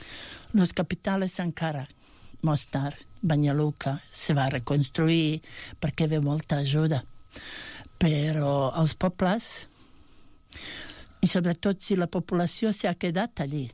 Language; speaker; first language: Catalan; non-native, fluent; Bosnian